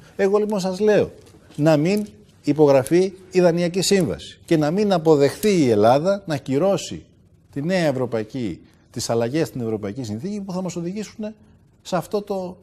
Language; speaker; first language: Greek; native; Greek